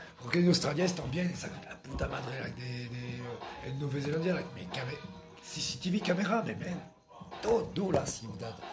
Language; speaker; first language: Spanish; non-native, learner; French